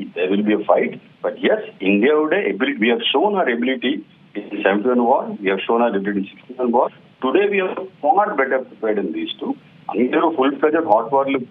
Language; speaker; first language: English; non-native, local second language; Malayalam